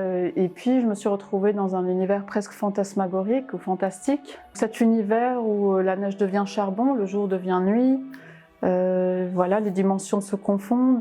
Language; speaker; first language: French; non-native, local second language; Arabic